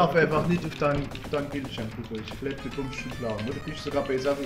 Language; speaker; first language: German; native; German